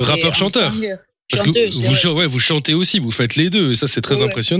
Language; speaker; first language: French; native; French